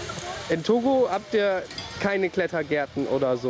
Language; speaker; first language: German; native; German